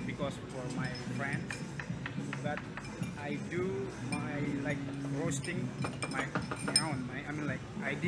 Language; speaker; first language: English; non-native, learner; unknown